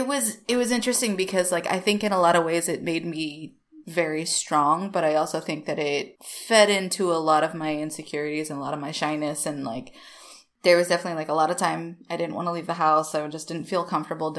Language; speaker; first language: English; native; English